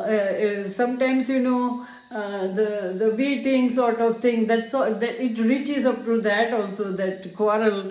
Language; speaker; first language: English; non-native, local second language; Gujarati